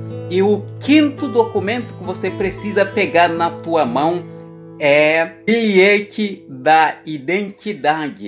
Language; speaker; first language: Portuguese; non-native, local second language; Upper Guinea Crioulo